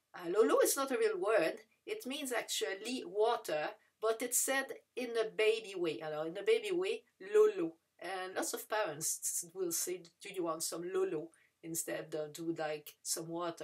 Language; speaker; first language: English; non-native, fluent; French